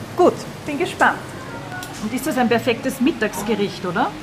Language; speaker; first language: German; native; German